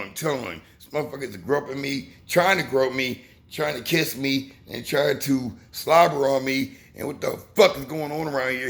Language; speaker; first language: English; native; English